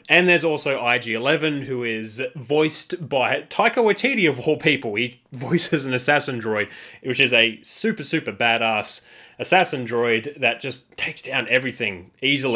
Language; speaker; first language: English; native; English